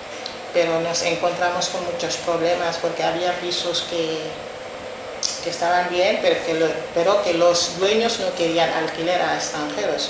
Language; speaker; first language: Spanish; non-native, fluent; Wolof